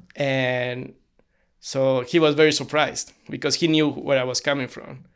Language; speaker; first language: English; non-native, fluent; Spanish